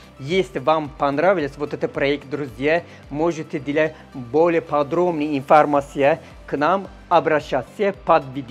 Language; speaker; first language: Russian; non-native, learner; Turkish